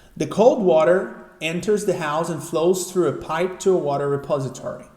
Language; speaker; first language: English; non-native, fluent; Portuguese